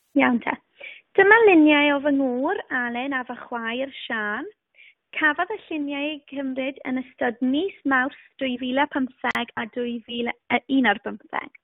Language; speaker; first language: Welsh; native; Welsh